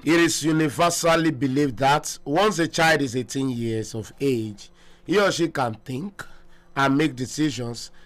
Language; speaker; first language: English; non-native, local second language; Yoruba